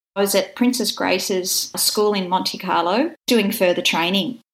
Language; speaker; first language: English; native; English